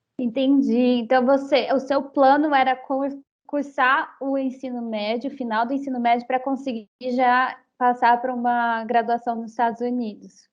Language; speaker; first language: Portuguese; native; Portuguese